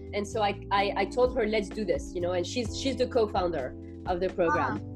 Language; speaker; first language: English; non-native, fluent; French